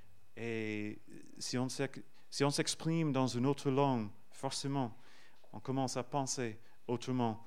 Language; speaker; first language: French; non-native, fluent; English